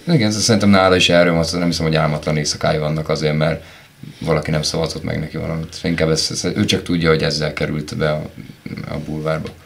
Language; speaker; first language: Hungarian; native; Hungarian